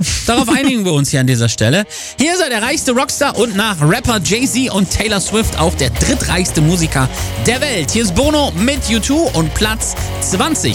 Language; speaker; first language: German; native; German